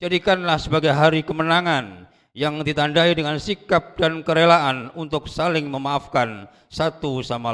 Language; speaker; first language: Indonesian; native; Indonesian